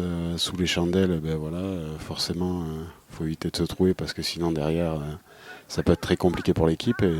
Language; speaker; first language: French; native; French